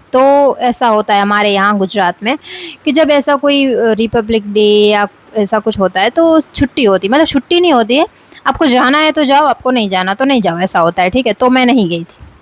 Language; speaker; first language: Hindi; non-native, local second language; Gujarati